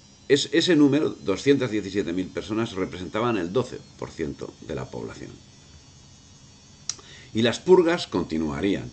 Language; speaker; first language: Spanish; native; Spanish